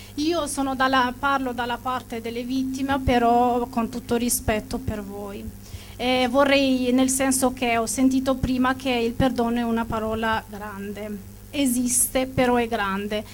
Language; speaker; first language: Italian; non-native, fluent; Albanian